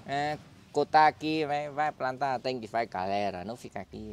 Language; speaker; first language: Portuguese; non-native, learner; Vietnamese